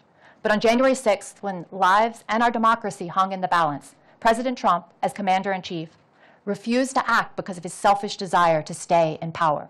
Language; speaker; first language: English; native; English